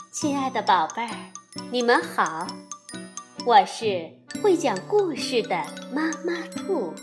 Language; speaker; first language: Chinese; native; Chinese